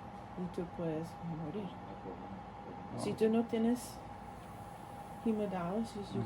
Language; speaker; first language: Spanish; early bilingual, heritage; Spanish